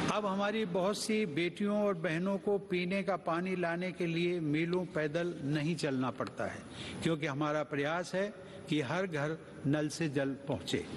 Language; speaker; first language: Hindi; native; Hindi